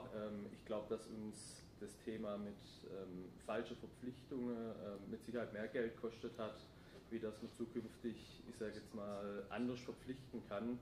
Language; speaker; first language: German; native; German